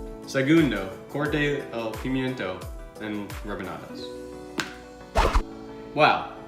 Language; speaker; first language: Spanish; non-native, learner; English